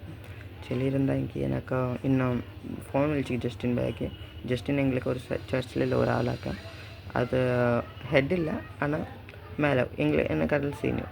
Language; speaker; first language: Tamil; non-native, learner; Malayalam